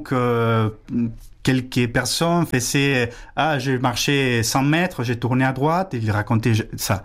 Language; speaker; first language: French; non-native, fluent; Spanish